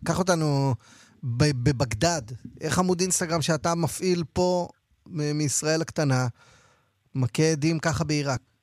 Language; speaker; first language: Hebrew; native; Hebrew